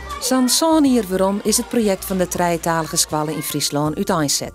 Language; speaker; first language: Dutch; non-native, local second language; Western Frisian